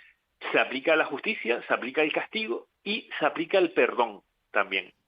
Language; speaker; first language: Spanish; native; Spanish